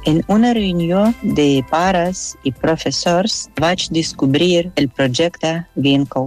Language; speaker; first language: Catalan; non-native, learner; Russian